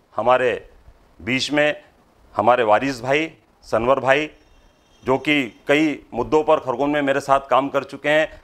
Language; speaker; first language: Hindi; native; Hindi